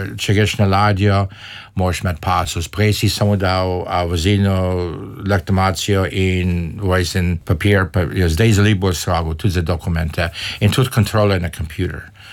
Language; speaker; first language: Slovenian; early bilingual, heritage; Slovenian